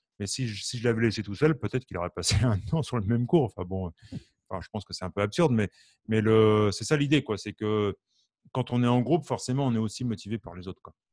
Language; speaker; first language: French; native; French